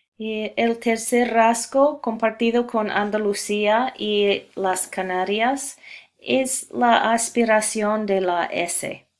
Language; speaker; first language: Spanish; non-native, fluent; English